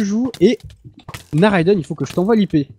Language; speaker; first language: French; native; French